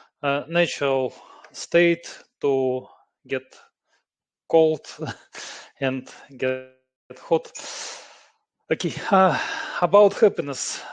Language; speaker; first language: English; non-native, learner; Russian